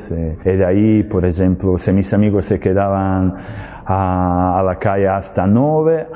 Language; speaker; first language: Spanish; non-native, fluent; Serbian